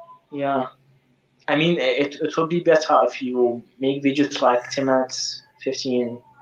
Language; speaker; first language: English; non-native, fluent; Arabic